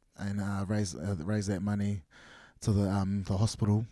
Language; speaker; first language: English; native; English